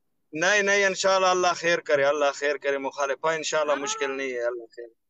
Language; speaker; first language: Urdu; non-native, local second language; Pashto